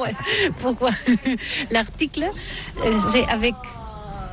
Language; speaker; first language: French; non-native, learner; Catalan